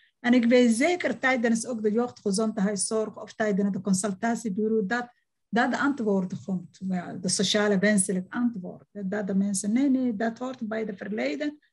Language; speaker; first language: Dutch; non-native, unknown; Somali